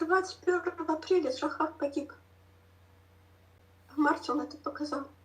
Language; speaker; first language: Russian; native; Russian